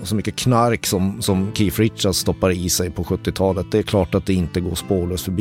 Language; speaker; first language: Swedish; native; Swedish